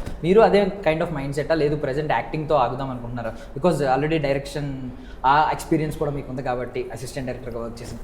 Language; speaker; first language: Telugu; native; Telugu